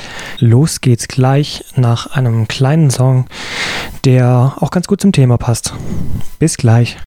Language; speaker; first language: German; native; German